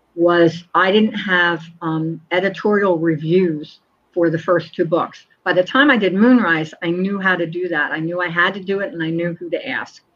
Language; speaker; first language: English; native; English